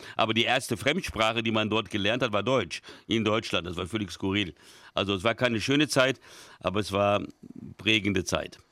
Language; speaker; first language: German; early bilingual, other home language; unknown